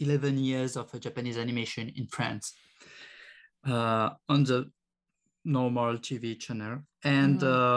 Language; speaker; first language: English; non-native, learner; French